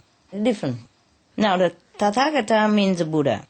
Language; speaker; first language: English; non-native, fluent; Vietnamese